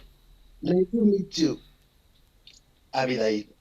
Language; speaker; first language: English; non-native, learner; Spanish